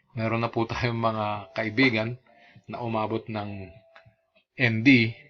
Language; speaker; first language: Filipino; non-native, local second language; Iloko